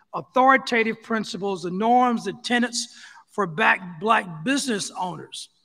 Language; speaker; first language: English; native; English